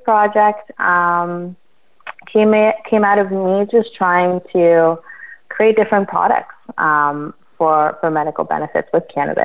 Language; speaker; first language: English; native; English